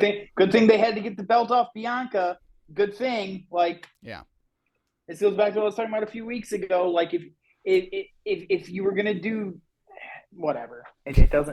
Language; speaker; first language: English; native; English